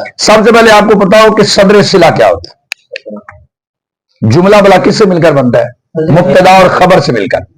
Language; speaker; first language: Urdu; non-native, local second language; Punjabi